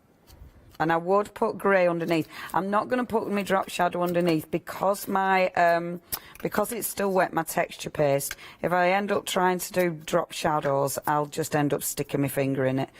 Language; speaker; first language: English; native; English